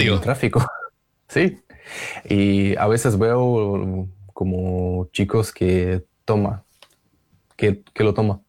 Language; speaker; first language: Spanish; non-native, fluent; Russian